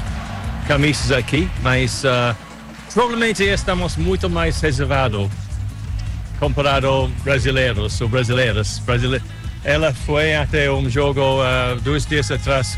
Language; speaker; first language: Portuguese; non-native, learner; English